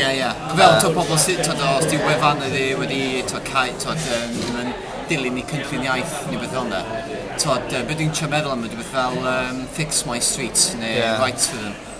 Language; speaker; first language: Welsh; native; Welsh